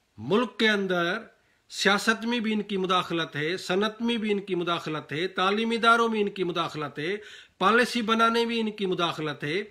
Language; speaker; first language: Urdu; non-native, local second language; Sindhi